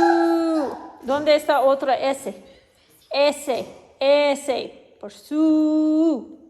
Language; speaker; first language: Spanish; non-native, learner; English